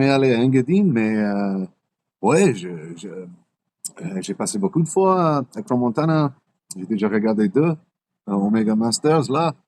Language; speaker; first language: French; non-native, learner; English